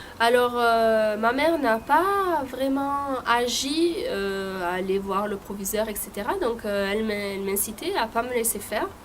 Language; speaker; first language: French; early bilingual, other home language; Italian